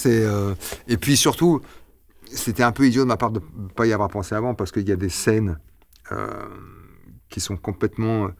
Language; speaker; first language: French; early bilingual, other home language; Arabic